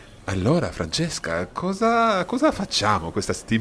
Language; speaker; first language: Italian; non-native, fluent; English